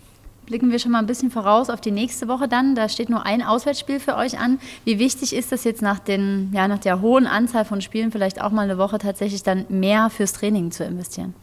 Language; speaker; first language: German; native; German